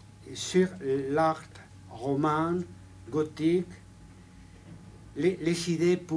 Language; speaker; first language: French; non-native, fluent; Spanish